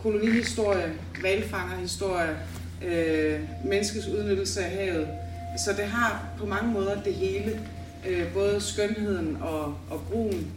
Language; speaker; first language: Danish; native; Danish